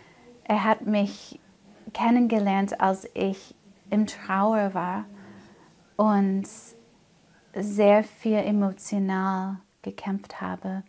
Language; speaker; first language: German; non-native, fluent; English